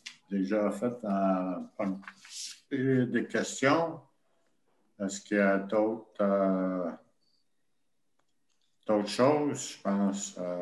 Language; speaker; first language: French; native; French